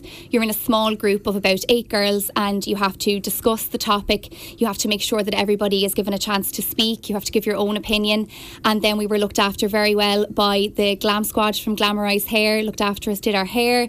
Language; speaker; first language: English; native; English